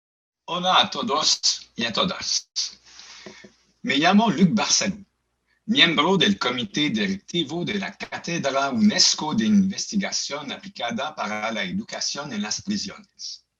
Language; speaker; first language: Spanish; non-native, learner; French